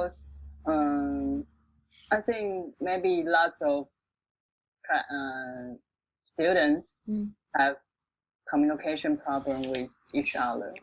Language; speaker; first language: English; non-native, local second language; Chinese